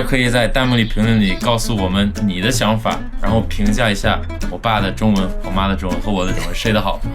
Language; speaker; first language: Chinese; non-native, local second language; English